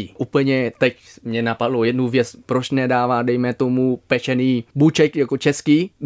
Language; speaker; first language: Czech; non-native, fluent; Vietnamese